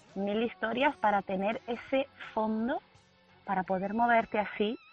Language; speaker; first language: Spanish; native; Spanish